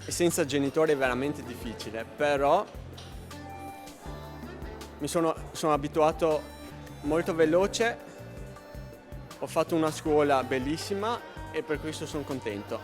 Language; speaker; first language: Italian; non-native, fluent; Albanian